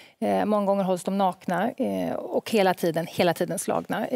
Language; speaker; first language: Swedish; native; Swedish